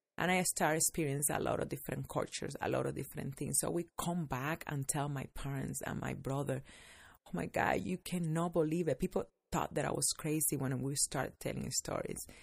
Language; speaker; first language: English; non-native, fluent; Spanish